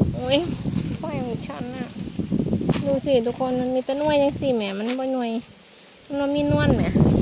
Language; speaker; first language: Thai; native; Thai